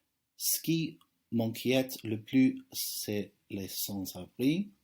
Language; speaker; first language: French; non-native, fluent; English